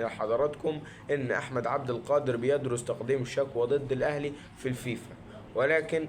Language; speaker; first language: Arabic; native; Arabic